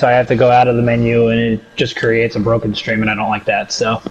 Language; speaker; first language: English; native; English